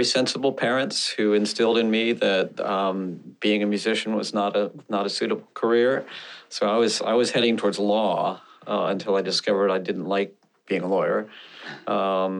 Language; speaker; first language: English; native; English